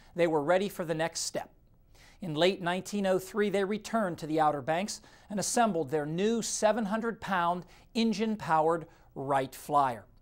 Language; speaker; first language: English; native; English